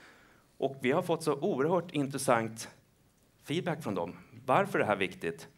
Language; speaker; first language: Swedish; native; Swedish